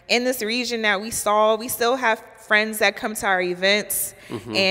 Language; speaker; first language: English; native; English